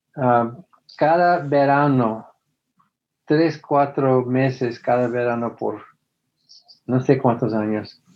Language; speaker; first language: Spanish; non-native, fluent; English